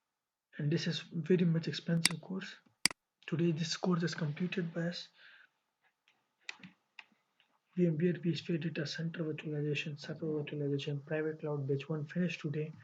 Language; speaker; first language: English; non-native, local second language; Urdu